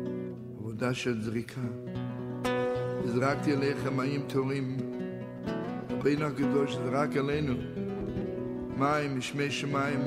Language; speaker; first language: Hebrew; non-native, fluent; Yiddish